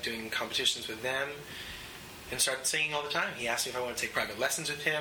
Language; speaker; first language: English; native; English